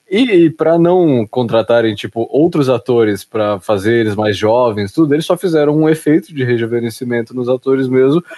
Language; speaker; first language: Portuguese; native; Portuguese